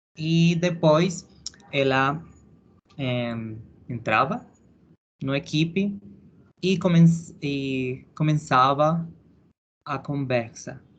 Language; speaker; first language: Portuguese; non-native, learner; Spanish